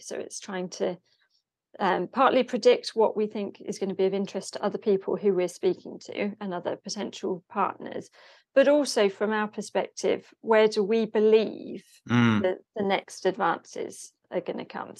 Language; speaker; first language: English; native; English